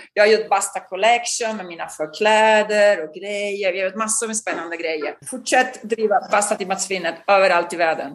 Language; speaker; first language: Swedish; non-native, fluent; Italian